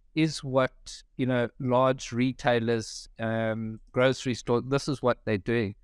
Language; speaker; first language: English; native; English